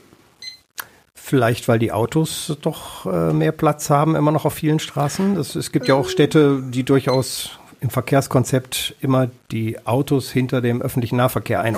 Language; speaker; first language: German; native; German